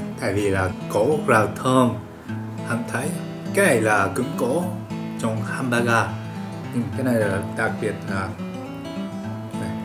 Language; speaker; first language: Vietnamese; non-native, learner; Japanese